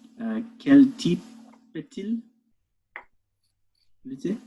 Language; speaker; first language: French; non-native, learner; English